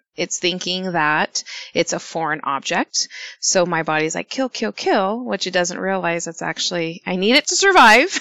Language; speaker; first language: English; early bilingual, other home language; Spanish